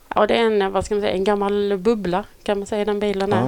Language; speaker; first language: Swedish; native; Swedish